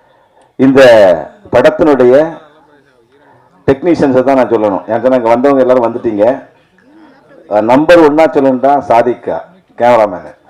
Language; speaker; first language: Tamil; native; Tamil